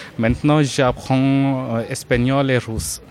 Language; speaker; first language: French; non-native, learner; Hindi